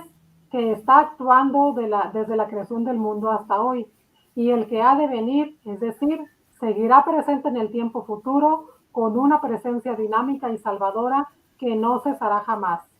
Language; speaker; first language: Spanish; native; Spanish